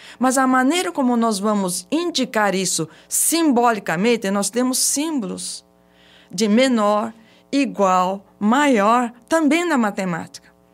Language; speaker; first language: Portuguese; early bilingual, other home language; Japanese